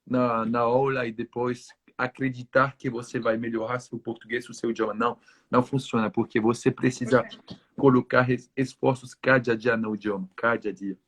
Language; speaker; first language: Portuguese; non-native, learner; French